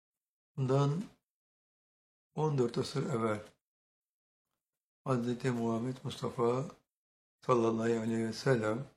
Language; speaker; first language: Turkish; native; Turkish